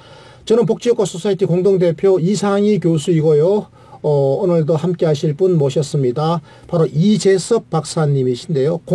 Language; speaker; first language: Korean; native; Korean